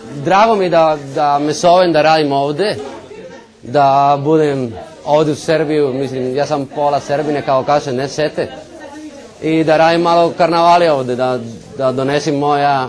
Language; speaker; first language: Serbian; non-native, learner; Spanish